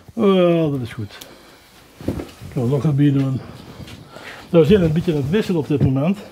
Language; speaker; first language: Dutch; native; Dutch